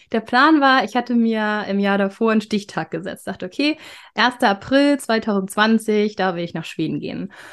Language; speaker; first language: German; native; German